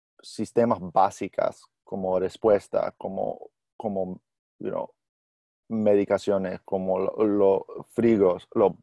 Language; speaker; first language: Spanish; non-native, learner; English